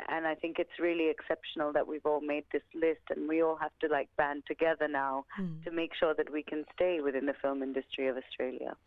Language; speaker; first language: English; early bilingual, other home language; Punjabi